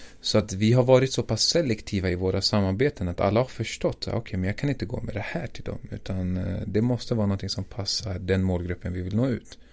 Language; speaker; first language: Swedish; early bilingual, other home language; Assyrian Neo-Aramaic